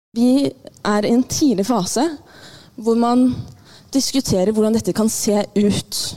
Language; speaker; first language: Norwegian; early bilingual, other home language; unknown